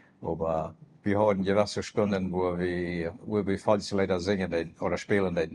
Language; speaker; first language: German; non-native, learner; Plautdietsch